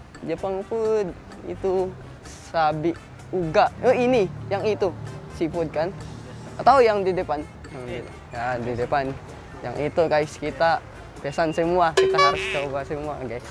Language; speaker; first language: Indonesian; non-native, learner; Filipino